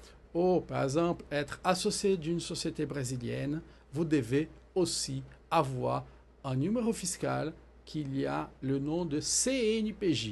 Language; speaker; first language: French; non-native, fluent; Portuguese